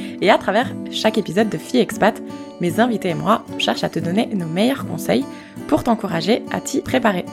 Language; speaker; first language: French; native; French